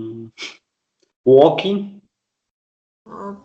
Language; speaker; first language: English; non-native, learner; Spanish